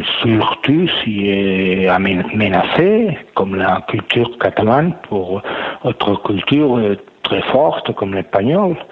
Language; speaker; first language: French; non-native, learner; Catalan